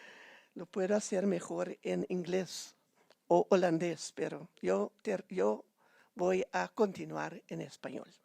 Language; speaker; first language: Spanish; non-native, fluent; Papiamento